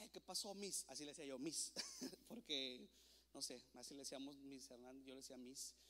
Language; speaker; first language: Spanish; native; Spanish